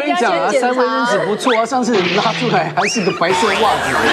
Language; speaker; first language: Chinese; native; Chinese